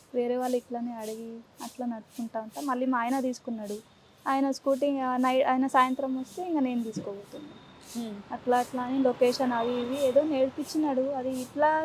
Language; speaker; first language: Telugu; native; Telugu